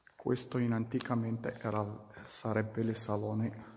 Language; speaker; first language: Italian; non-native, learner; Arabic